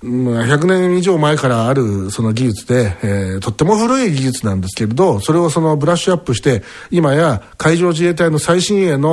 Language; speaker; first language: Japanese; native; Japanese